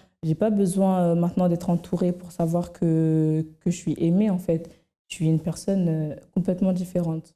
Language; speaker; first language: French; native; French